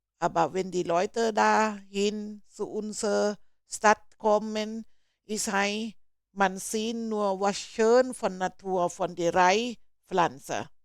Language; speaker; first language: German; non-native, learner; Thai